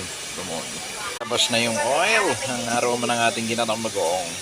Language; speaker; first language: Filipino; native; Filipino